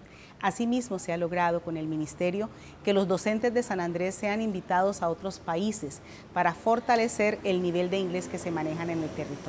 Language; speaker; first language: Spanish; non-native, local second language; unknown